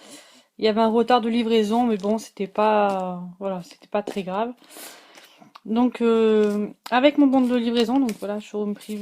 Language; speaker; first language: French; native; French